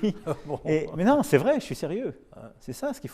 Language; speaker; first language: French; native; French